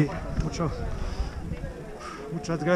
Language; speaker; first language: Spanish; non-native, learner; French